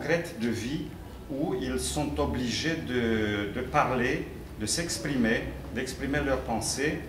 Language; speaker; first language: French; non-native, fluent; Romanian